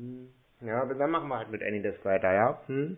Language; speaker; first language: German; native; German